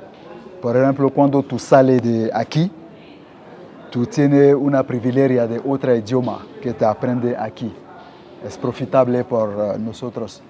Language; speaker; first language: Spanish; non-native, learner; French